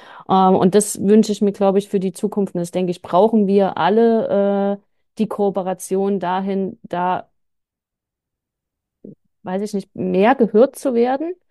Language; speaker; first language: German; native; German